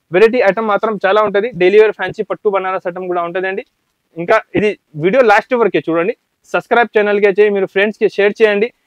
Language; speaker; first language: Telugu; non-native, local second language; Urdu